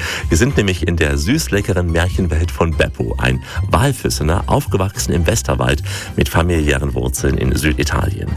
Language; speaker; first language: German; native; German